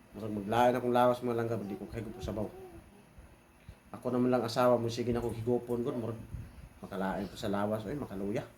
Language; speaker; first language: Filipino; non-native, local second language; Cebuano